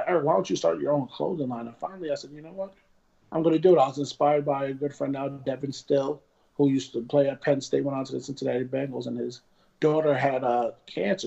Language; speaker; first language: English; native; English